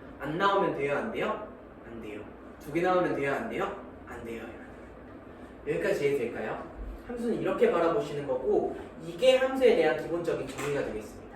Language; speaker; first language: Korean; native; Korean